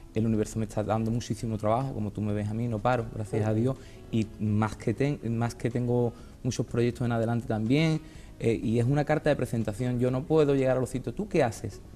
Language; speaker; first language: Spanish; native; Spanish